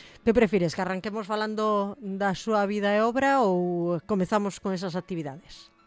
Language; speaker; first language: Galician; native; Galician